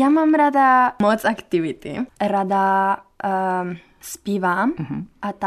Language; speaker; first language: Czech; non-native, learner; Italian